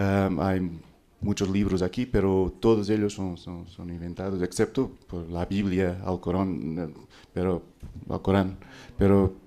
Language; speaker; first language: Spanish; non-native, fluent; Portuguese